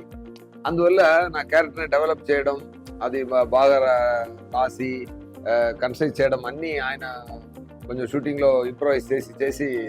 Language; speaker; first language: Telugu; non-native, fluent; Tamil